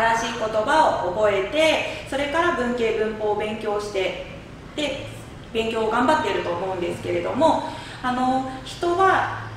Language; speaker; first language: Japanese; native; Japanese